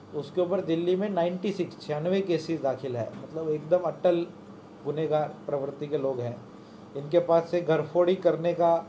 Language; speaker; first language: Hindi; non-native, local second language; Marathi